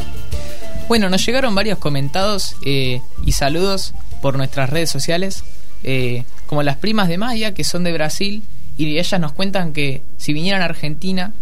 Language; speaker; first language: Spanish; native; Spanish